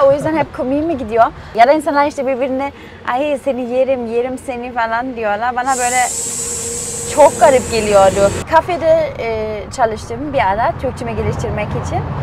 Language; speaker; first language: Turkish; non-native, fluent; German